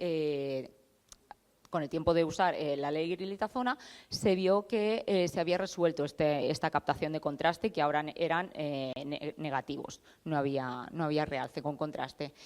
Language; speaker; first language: Spanish; native; Spanish